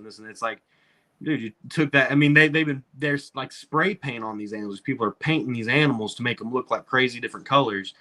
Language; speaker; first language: English; native; English